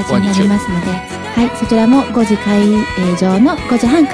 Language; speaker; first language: Japanese; native; Japanese